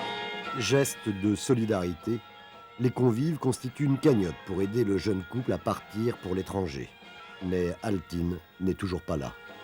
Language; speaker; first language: French; native; French